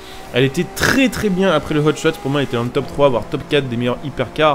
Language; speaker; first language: French; native; French